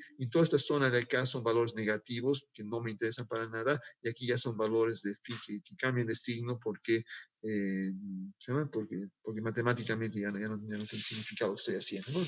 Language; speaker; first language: Spanish; native; Spanish